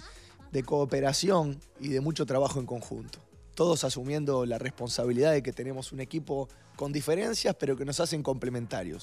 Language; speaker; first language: Spanish; native; Spanish